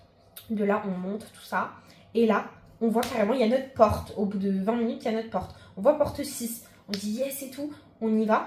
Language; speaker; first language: French; native; French